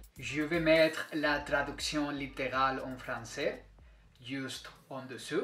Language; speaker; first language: French; non-native, fluent; Spanish